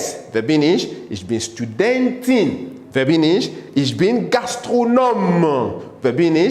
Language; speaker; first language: German; non-native, fluent; English